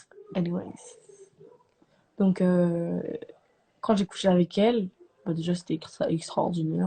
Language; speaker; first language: French; native; French